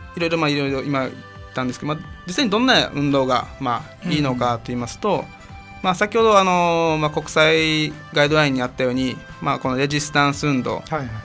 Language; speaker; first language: Japanese; native; Japanese